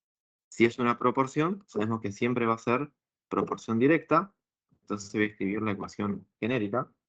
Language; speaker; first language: Spanish; native; Spanish